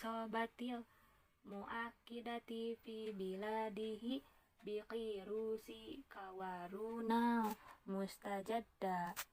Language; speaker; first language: Arabic; non-native, learner; Indonesian